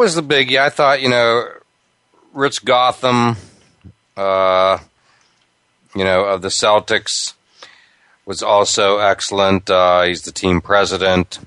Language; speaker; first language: English; native; English